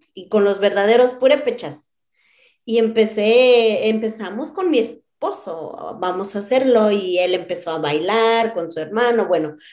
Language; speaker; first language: Spanish; non-native, local second language; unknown